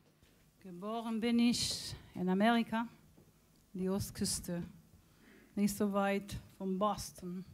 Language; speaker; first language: German; non-native, fluent; Spanish